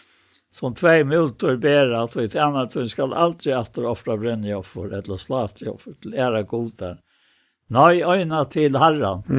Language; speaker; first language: Danish; non-native, local second language; Faroese